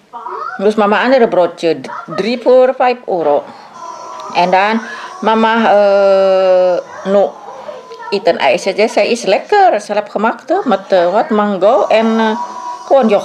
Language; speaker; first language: Dutch; non-native, learner; Indonesian